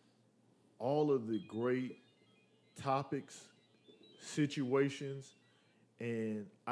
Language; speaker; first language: English; early bilingual, other home language; Spanish